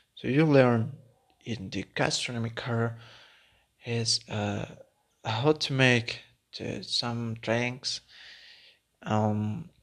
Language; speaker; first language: English; non-native, learner; Spanish